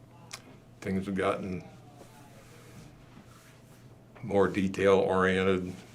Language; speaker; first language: English; native; English